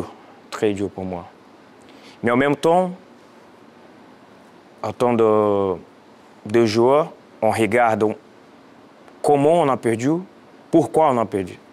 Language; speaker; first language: French; non-native, fluent; Portuguese